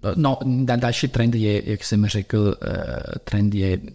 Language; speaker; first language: Czech; non-native, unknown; Italian